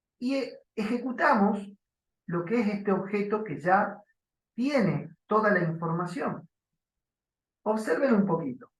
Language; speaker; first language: Spanish; native; Spanish